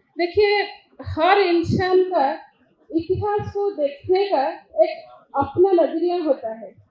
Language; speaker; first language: Hindi; non-native, local second language; Odia